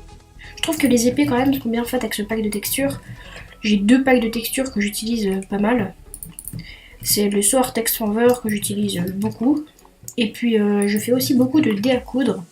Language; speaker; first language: French; native; French